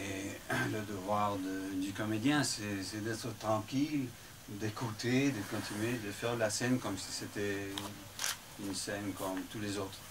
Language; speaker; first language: French; non-native, fluent; English